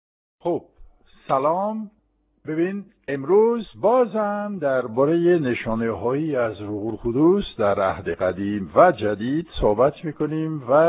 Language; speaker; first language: Persian; non-native, fluent; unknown